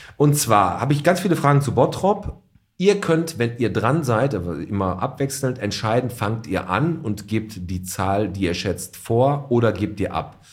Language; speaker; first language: German; native; German